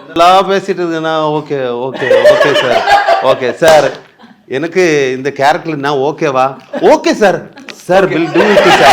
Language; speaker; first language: Tamil; non-native, learner; Malayalam